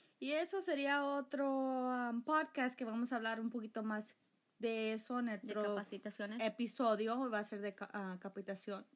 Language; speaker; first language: Spanish; early bilingual, heritage; Spanish